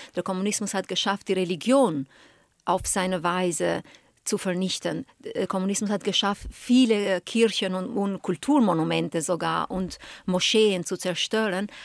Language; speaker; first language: German; non-native, fluent; Albanian